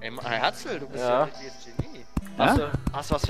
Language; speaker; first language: German; native; German